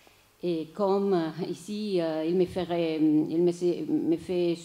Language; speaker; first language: French; non-native, fluent; Italian